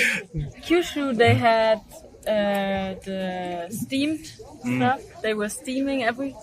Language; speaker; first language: English; non-native, fluent; German